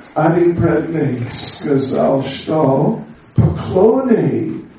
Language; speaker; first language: Russian; non-native, learner; English